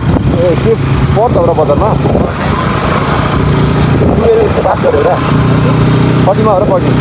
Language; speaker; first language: Nepali; native; Nepali